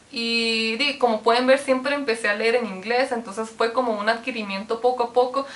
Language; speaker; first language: Spanish; early bilingual, other home language; Korean